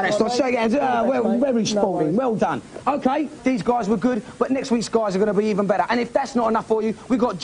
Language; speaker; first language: English; native; English